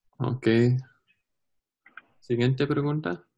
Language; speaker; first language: Spanish; non-native, learner; English